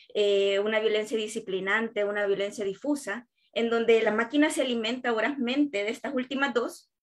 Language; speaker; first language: Spanish; native; Spanish